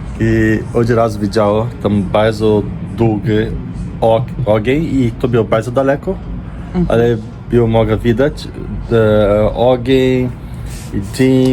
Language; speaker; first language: Polish; non-native, learner; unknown